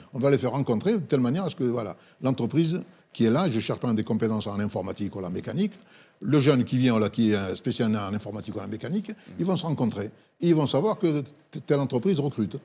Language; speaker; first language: French; non-native, local second language; Arabic